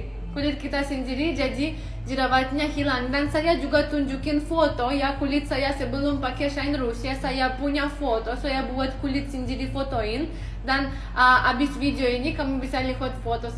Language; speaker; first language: Indonesian; non-native, learner; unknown